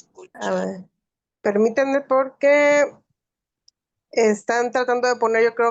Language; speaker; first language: Spanish; native; Spanish